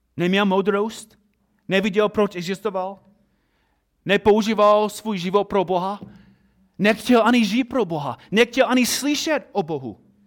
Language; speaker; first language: Czech; non-native, fluent; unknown